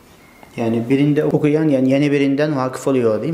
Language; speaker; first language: Turkish; non-native, fluent; Uyghur